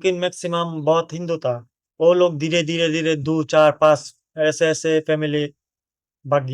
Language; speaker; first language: Hindi; non-native, learner; Bangla